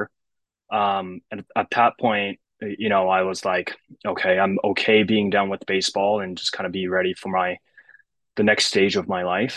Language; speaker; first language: English; early bilingual, other home language; Japanese